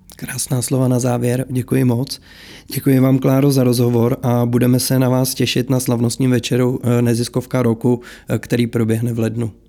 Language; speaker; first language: Czech; native; Czech